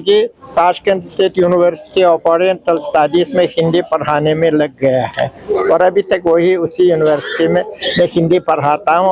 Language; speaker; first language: Hindi; non-native, fluent; Uzbek